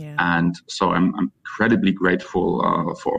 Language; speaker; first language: English; non-native, fluent; German